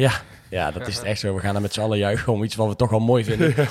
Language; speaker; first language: Dutch; native; Dutch